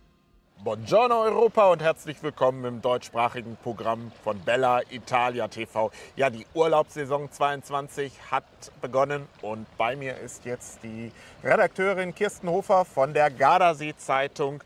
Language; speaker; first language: German; native; German